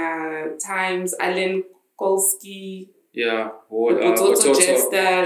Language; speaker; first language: English; non-native, local second language; Zulu